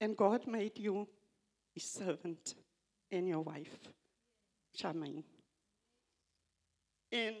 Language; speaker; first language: English; non-native, local second language; Afrikaans